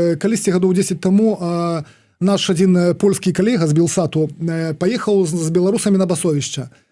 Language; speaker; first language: Belarusian; non-native, local second language; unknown